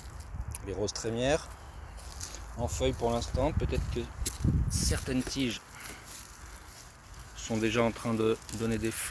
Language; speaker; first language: French; native; French